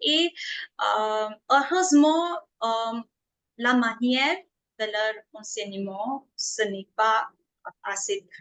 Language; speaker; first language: French; non-native, fluent; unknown